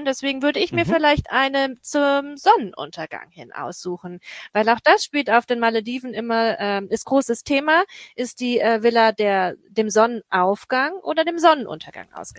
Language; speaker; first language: German; native; German